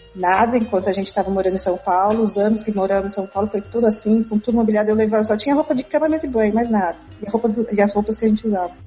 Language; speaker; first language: Portuguese; native; Portuguese